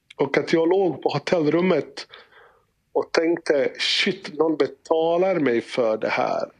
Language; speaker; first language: Swedish; early bilingual, other home language; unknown